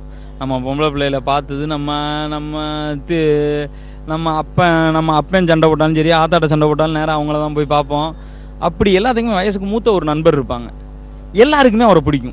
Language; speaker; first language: Tamil; native; Tamil